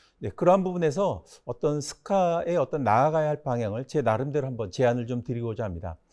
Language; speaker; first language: Korean; native; Korean